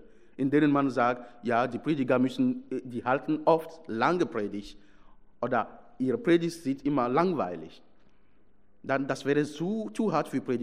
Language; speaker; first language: German; non-native, fluent; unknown